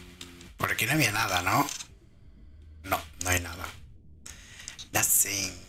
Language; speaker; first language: Spanish; native; Spanish